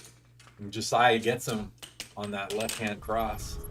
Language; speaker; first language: English; native; English